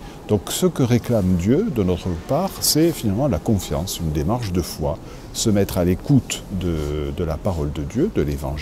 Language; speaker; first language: French; native; French